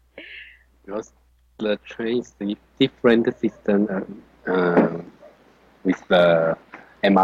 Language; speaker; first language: English; non-native, learner; Chinese